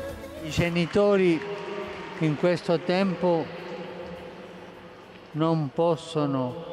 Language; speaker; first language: Italian; non-native, fluent; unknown